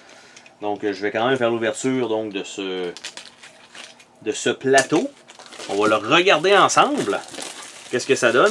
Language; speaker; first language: French; native; French